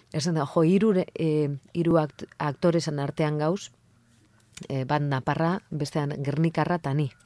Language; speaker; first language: Basque; non-native, local second language; Spanish